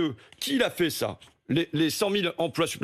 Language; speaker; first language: French; native; French